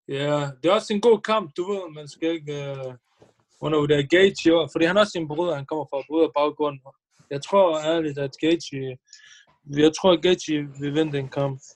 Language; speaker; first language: Danish; early bilingual, other home language; Bosnian